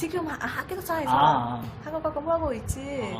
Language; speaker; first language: Korean; non-native, learner; Vietnamese